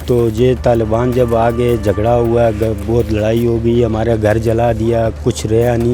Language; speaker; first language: Hindi; non-native, fluent; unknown